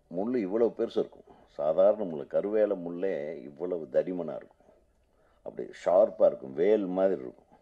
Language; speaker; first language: Tamil; native; Tamil